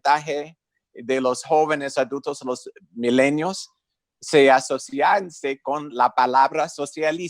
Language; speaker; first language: Spanish; non-native, fluent; English